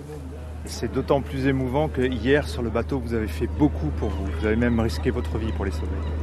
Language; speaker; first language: French; native; French